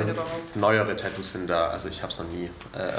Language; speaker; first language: German; native; German